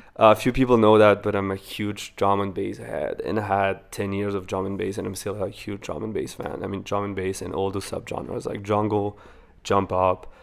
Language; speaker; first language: English; non-native, fluent; Spanish